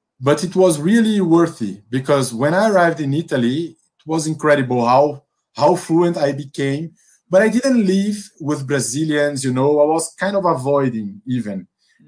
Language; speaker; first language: English; non-native, fluent; Portuguese